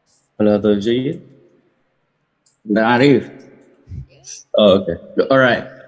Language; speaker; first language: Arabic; non-native, learner; Indonesian